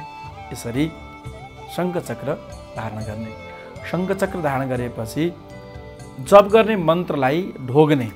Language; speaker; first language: Nepali; native; Nepali